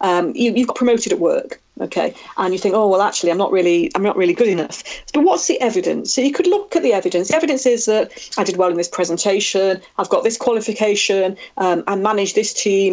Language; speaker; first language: English; native; English